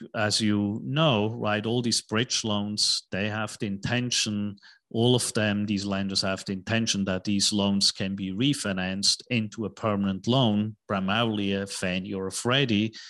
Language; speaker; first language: English; non-native, fluent; German